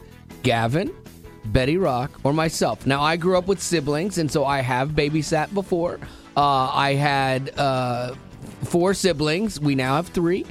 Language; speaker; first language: English; native; English